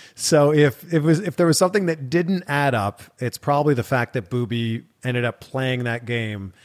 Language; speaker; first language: English; native; English